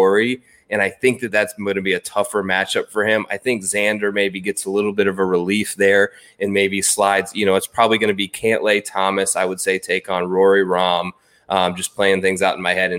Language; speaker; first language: English; native; English